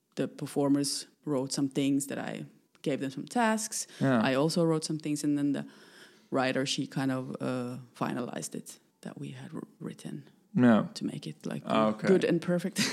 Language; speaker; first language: English; non-native, fluent; Finnish